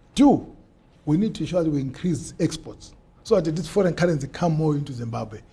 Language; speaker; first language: English; non-native, local second language; Shona